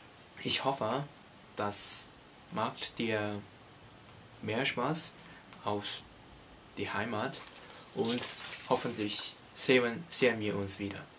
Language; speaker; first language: German; non-native, learner; Cantonese